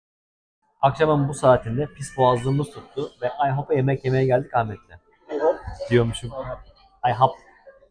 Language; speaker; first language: Turkish; native; Turkish